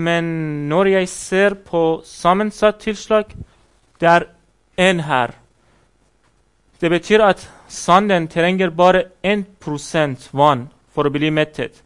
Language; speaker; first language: Norwegian; non-native, fluent; Persian